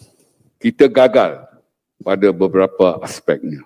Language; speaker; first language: Malay; native; Malay